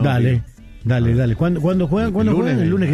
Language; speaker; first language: Spanish; native; Spanish